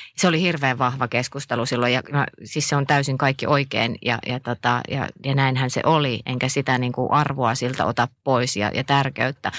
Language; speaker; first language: Finnish; native; Finnish